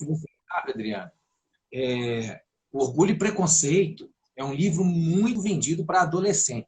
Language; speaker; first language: Portuguese; native; Portuguese